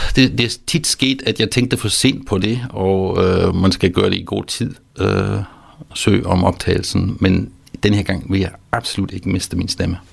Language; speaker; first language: Danish; non-native, fluent; German